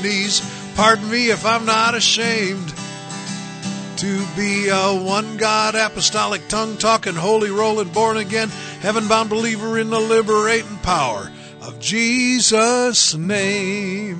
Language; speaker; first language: English; native; English